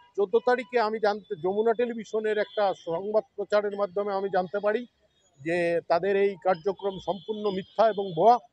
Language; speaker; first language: Bangla; native; Bangla